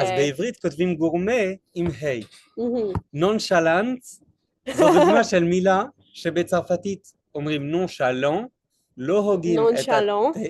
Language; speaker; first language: Hebrew; non-native, fluent; French